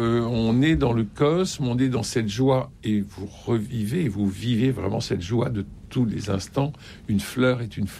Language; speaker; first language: French; native; French